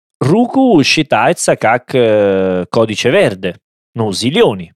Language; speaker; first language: Russian; non-native, learner; Italian